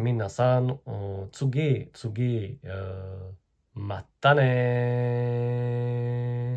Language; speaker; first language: Japanese; non-native, learner; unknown